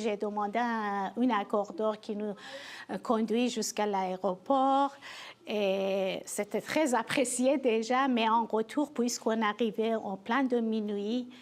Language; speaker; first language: French; non-native, fluent; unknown